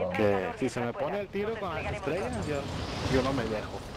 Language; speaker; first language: Spanish; early bilingual, heritage; Spanish